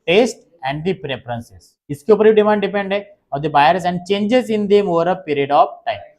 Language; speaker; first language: Hindi; non-native, local second language; Marathi